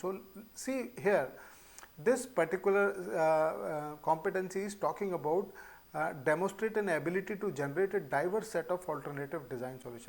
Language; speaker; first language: English; non-native, local second language; Hindi